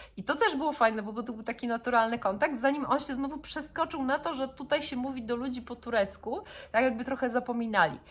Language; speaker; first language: Polish; native; Polish